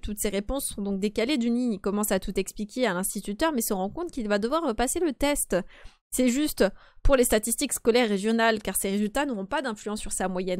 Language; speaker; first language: French; native; French